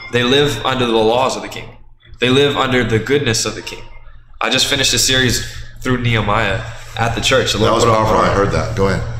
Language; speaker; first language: English; native; English